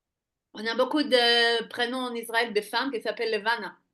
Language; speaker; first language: French; non-native, fluent; Hebrew